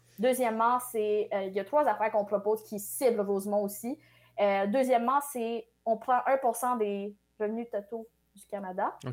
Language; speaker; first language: French; early bilingual, other home language; Tamil